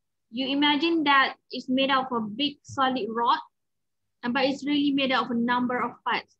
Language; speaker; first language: English; non-native, local second language; Malay